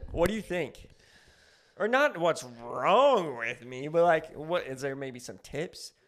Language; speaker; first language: English; native; English